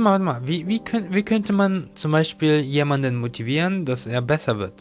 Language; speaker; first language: German; non-native, learner; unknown